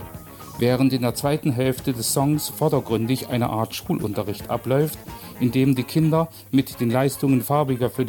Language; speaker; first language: German; native; German